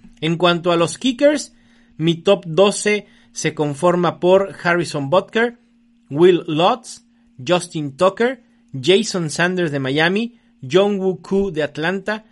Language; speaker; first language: Spanish; native; Spanish